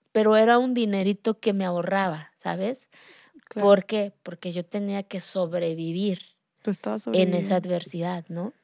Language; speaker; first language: Spanish; non-native, local second language; Zapotec